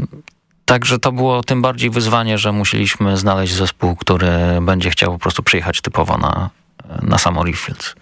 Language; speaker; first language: Polish; native; Polish